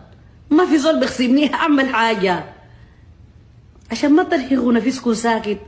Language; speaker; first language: Arabic; native; Arabic